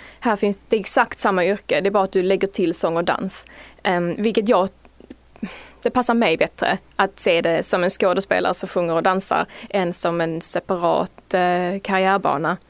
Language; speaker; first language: Swedish; native; Swedish